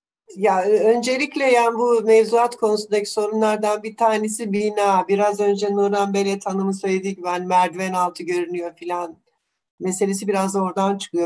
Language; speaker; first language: Turkish; native; Turkish